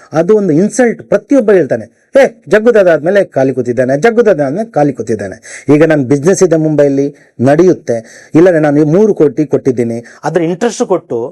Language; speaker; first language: Kannada; native; Kannada